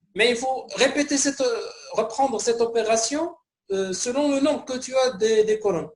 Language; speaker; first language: French; non-native, local second language; Arabic